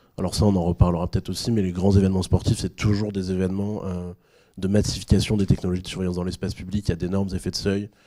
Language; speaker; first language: French; native; French